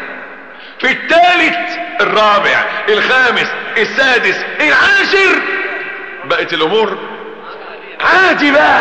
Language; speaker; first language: Arabic; native; Arabic